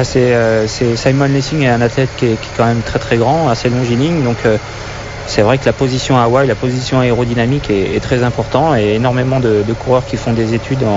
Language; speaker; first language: French; native; French